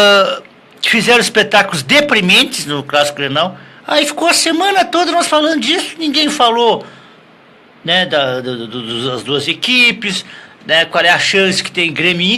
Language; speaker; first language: Portuguese; native; Portuguese